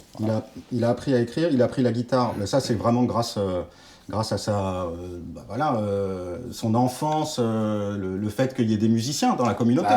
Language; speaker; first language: French; native; French